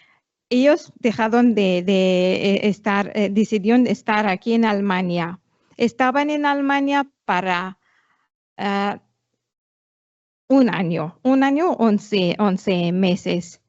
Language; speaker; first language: Spanish; non-native, fluent; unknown